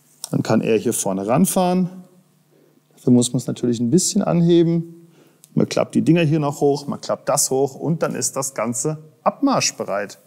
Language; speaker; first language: German; native; German